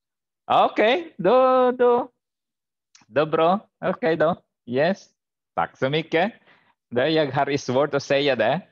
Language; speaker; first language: Swedish; non-native, fluent; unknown